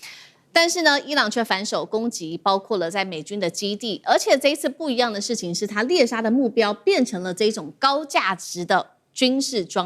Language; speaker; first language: Chinese; native; Chinese